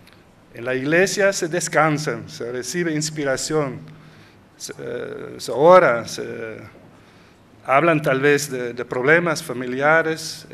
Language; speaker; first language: Spanish; non-native, fluent; Dutch